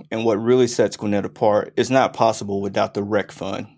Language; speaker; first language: English; native; English